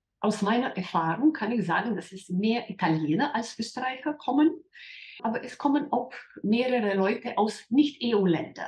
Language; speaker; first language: German; non-native, fluent; Slovenian